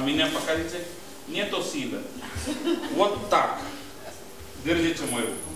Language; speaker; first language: Russian; non-native, learner; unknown